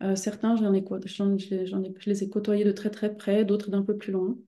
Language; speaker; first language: French; native; French